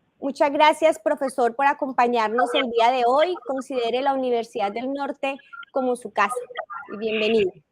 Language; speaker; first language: Spanish; native; Spanish